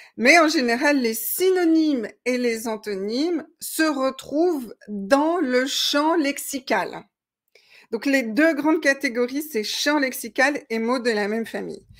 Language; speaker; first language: French; native; French